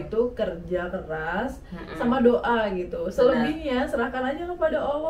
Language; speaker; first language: Indonesian; native; Indonesian